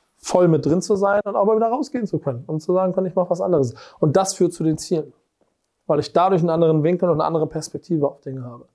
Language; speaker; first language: German; native; German